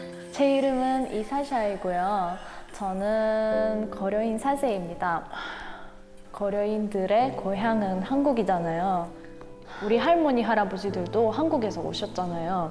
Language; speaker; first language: Korean; non-native, fluent; Russian